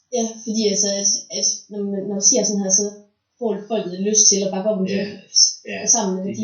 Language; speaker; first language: Danish; native; Danish